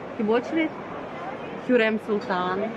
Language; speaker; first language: English; non-native, learner; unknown